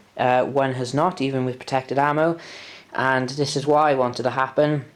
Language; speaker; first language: English; native; English